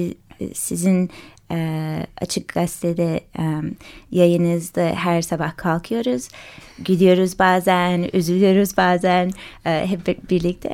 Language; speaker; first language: Turkish; early bilingual, heritage; English